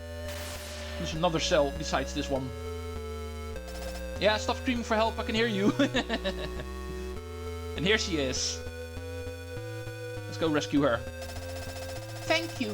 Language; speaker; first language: English; non-native, fluent; Dutch